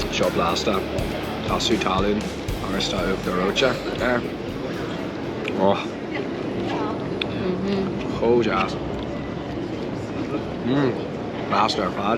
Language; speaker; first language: Irish; non-native, local second language; English